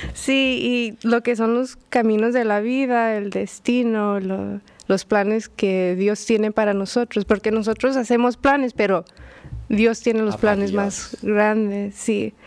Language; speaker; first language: Spanish; early bilingual, heritage; Spanish